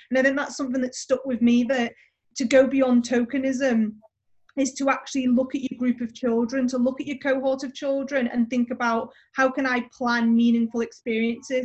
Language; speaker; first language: English; native; English